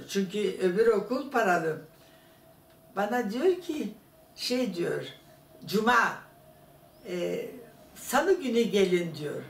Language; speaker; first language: Turkish; non-native, fluent; German